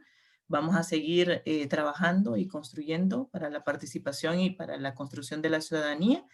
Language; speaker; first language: Spanish; native; Spanish